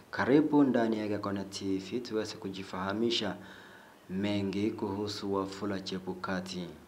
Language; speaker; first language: Swahili; non-native, local second language; Gusii